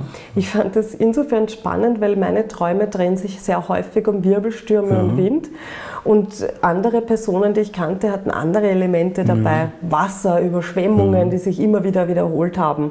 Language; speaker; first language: German; native; German